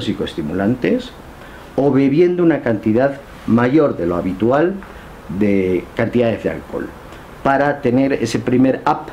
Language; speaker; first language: Spanish; native; Spanish